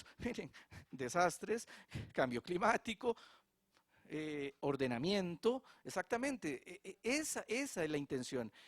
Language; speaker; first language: Spanish; native; Spanish